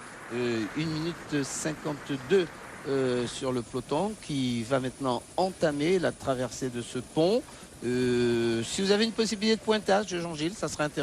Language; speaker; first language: French; native; French